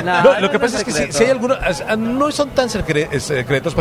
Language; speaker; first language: Spanish; native; Spanish